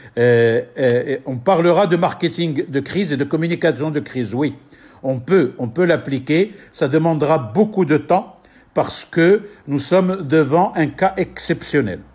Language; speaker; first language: French; non-native, local second language; Arabic